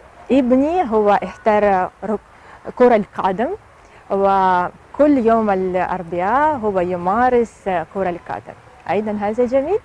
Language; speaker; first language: Arabic; non-native, fluent; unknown